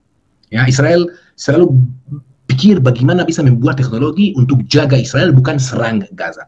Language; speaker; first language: Indonesian; non-native, fluent; Hebrew